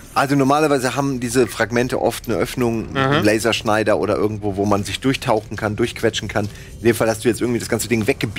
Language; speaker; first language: German; native; German